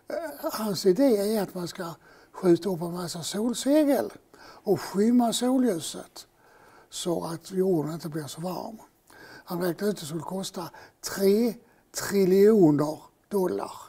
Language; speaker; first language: Swedish; native; Swedish